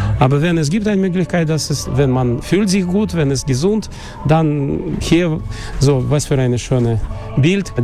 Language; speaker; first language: German; non-native, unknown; Russian